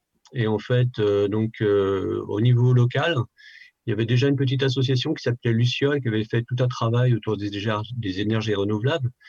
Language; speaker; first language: French; native; French